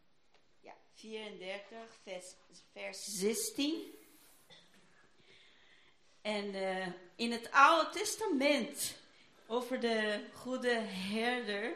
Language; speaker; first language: Dutch; non-native, fluent; Portuguese